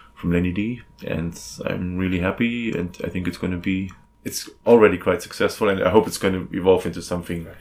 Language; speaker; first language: English; non-native, fluent; German